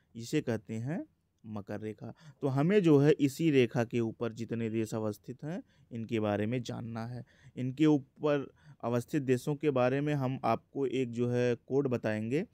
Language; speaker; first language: Hindi; native; Hindi